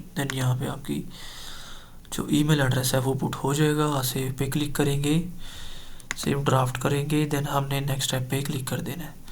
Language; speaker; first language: Urdu; non-native, local second language; Punjabi